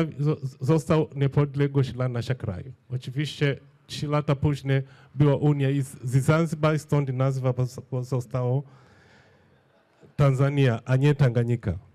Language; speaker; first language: Polish; non-native, fluent; Swahili